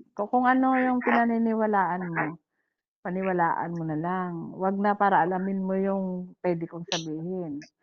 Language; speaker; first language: Filipino; non-native, local second language; Hiligaynon